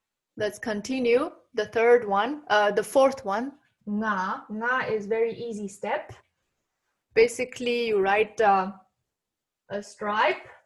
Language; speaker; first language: English; non-native, fluent; Tibetan